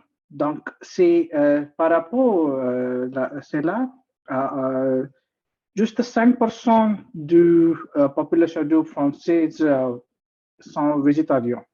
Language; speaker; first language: French; non-native, learner; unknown